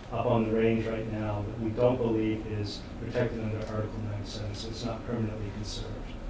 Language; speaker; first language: English; native; English